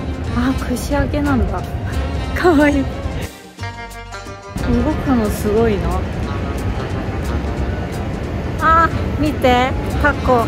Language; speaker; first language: Japanese; non-native, fluent; Korean